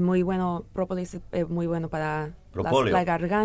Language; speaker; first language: Spanish; early bilingual, heritage; English